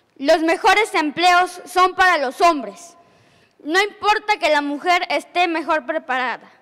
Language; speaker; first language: Spanish; native; Spanish